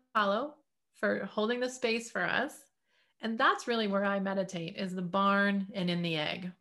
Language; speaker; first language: English; native; English